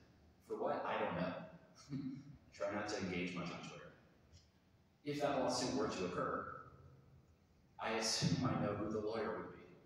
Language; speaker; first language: English; native; English